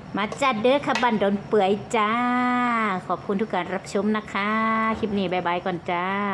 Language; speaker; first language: Thai; native; Thai